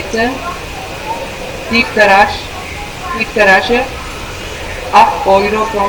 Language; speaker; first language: German; non-native, learner; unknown